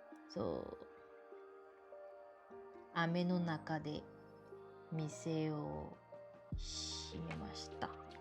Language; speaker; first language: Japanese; non-native, learner; French